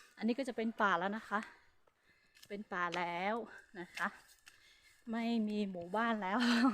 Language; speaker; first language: Thai; non-native, local second language; Hmong